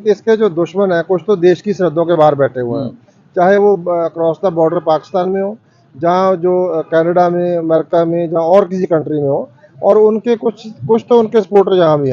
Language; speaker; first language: Hindi; non-native, local second language; Punjabi